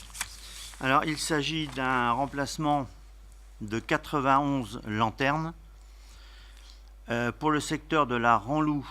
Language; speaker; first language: French; native; French